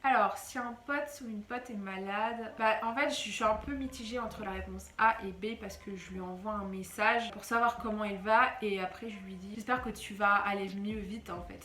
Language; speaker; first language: French; native; French